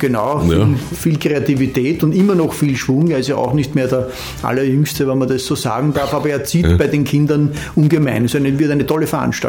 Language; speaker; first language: German; native; German